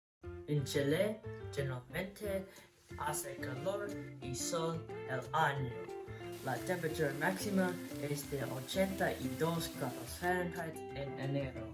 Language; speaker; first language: Spanish; non-native, learner; English